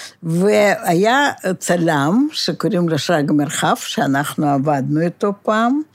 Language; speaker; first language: Hebrew; non-native, fluent; Russian